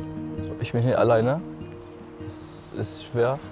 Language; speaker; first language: German; non-native, learner; Arabic